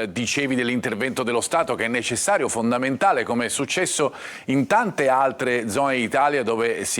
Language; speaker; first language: Italian; native; Italian